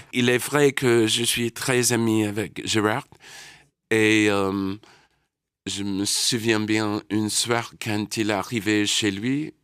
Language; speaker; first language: French; non-native, learner; English